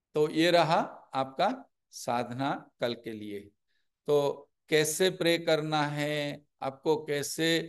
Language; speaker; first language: Hindi; non-native, local second language; Telugu